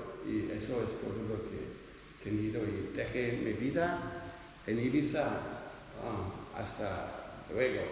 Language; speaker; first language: Spanish; non-native, learner; Dutch